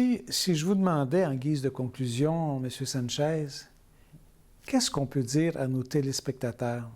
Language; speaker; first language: French; native; French